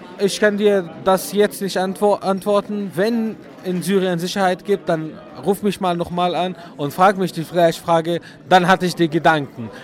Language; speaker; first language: German; non-native, fluent; Arabic